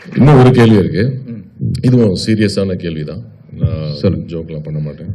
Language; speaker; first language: Tamil; native; Tamil